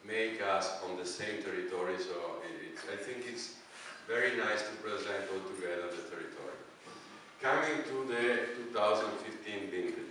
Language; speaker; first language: English; non-native, fluent; Italian